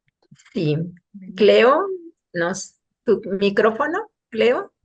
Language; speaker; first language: Spanish; native; Spanish